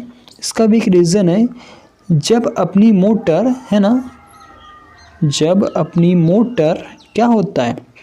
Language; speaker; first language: Hindi; native; Hindi